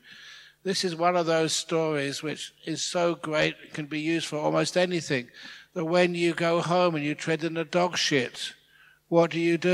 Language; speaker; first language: English; native; English